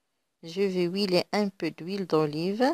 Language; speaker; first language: French; non-native, local second language; Arabic